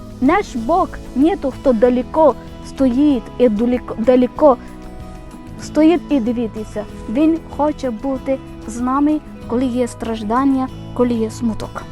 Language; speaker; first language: Ukrainian; non-native, fluent; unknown